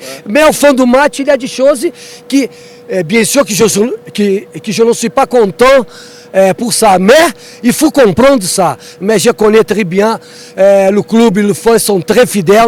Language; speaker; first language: French; non-native, learner; Portuguese